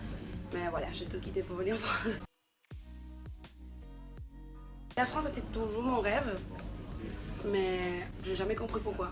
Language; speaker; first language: French; non-native, fluent; Spanish